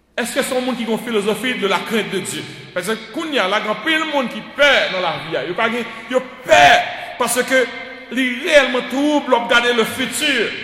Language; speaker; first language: French; native; French